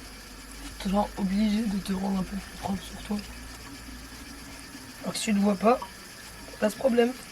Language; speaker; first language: French; native; French